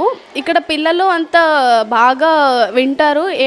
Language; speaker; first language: Telugu; non-native, learner; Kannada